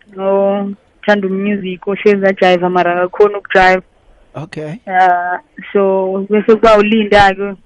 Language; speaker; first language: Zulu; native; Zulu